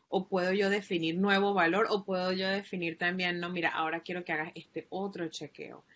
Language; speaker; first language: Spanish; native; Spanish